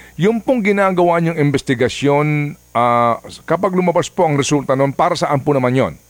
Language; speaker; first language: Filipino; native; Filipino